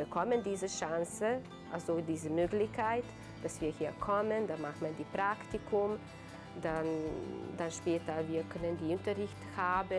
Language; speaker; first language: German; non-native, learner; Bosnian